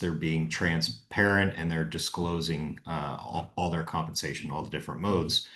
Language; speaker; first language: English; native; English